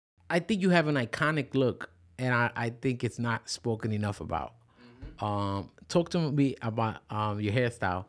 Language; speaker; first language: English; early bilingual, other home language; Spanish